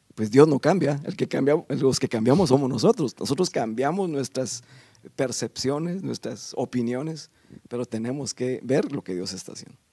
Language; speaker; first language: Spanish; native; Spanish